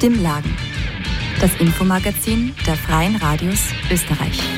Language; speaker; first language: German; native; German